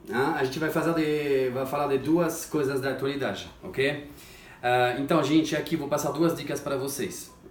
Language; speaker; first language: Portuguese; non-native, fluent; French